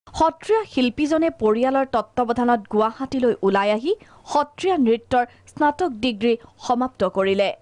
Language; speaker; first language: Assamese; native; Assamese